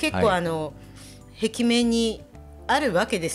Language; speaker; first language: Japanese; native; Japanese